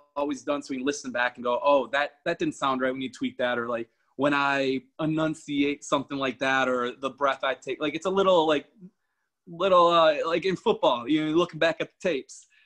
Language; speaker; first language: English; native; English